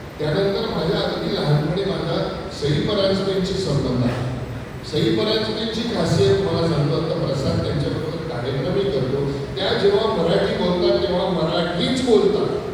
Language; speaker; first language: Marathi; non-native, local second language; Konkani